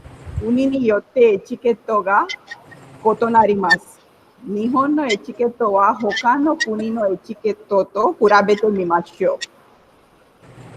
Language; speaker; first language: Japanese; non-native, fluent; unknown